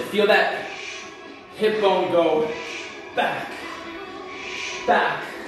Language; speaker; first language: English; native; English